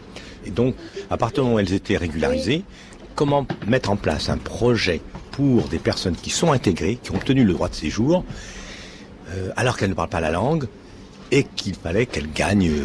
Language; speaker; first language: French; native; French